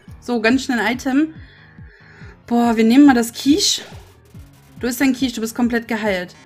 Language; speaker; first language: German; native; German